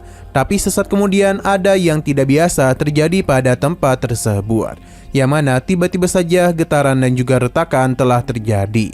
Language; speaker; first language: Indonesian; native; Indonesian